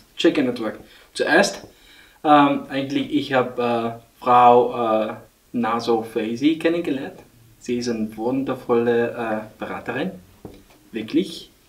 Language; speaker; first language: German; non-native, learner; Arabic